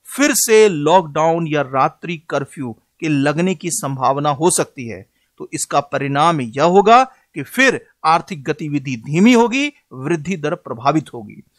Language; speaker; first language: Hindi; native; Hindi